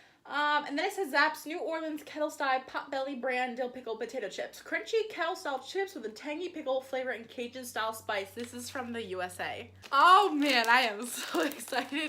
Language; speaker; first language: English; native; English